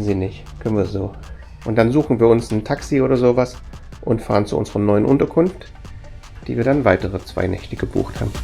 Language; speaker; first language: German; native; German